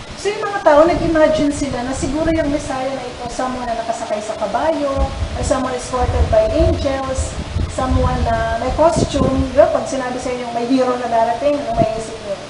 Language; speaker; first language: Filipino; native; Filipino